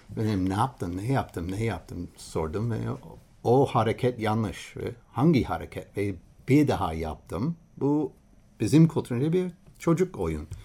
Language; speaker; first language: Turkish; non-native, learner; English